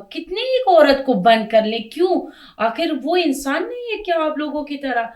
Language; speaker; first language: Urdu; non-native, fluent; Persian